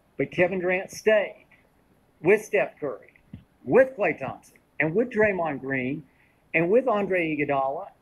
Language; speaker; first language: English; native; English